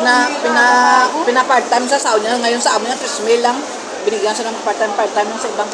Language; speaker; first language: Filipino; non-native, local second language; Hiligaynon